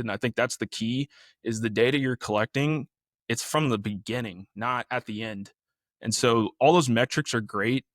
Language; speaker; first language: English; native; English